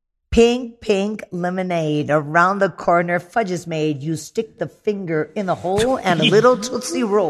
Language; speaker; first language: English; early bilingual, other home language; Spanish